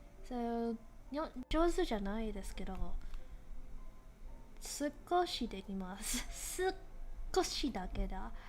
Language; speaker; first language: Japanese; non-native, learner; English